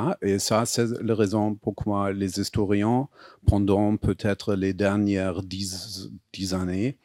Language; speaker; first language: French; non-native, fluent; German